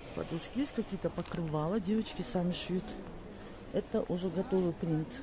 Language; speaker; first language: Russian; non-native, local second language; Kazakh